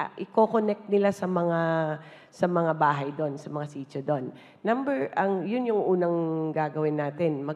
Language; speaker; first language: Filipino; non-native, local second language; Hiligaynon